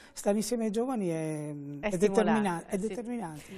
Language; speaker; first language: Italian; native; Italian